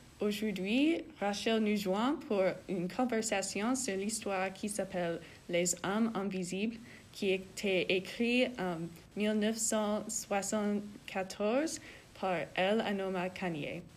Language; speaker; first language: French; non-native, learner; English